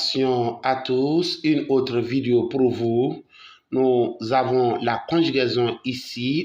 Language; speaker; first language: French; non-native, fluent; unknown